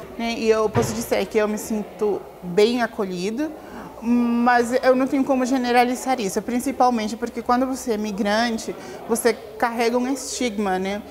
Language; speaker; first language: Portuguese; non-native, fluent; Spanish